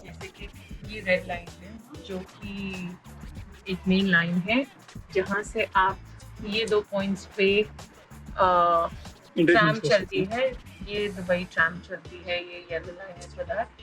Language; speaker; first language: Hindi; native; Hindi